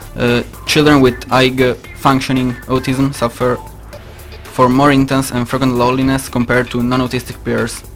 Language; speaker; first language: English; non-native, learner; Italian